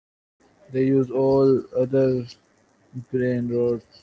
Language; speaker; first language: English; non-native, learner; Urdu